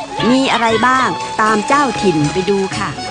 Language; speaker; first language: Thai; native; Thai